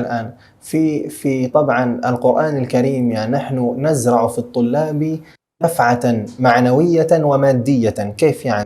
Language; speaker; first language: Arabic; native; Arabic